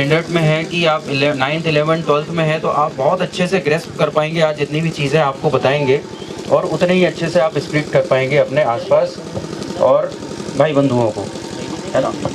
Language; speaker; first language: Hindi; native; Hindi